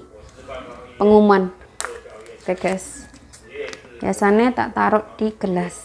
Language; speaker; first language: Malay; non-native, local second language; Javanese